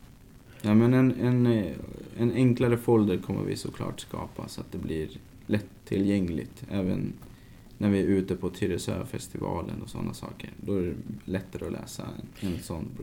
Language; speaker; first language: Swedish; native; Swedish